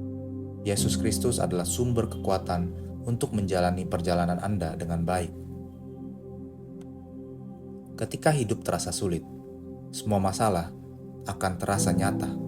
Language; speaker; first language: Indonesian; native; Indonesian